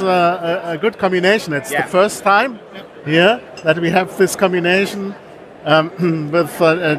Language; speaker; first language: English; non-native, fluent; German